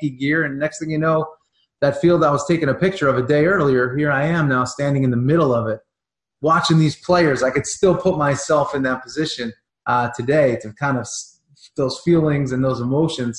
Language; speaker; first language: English; native; English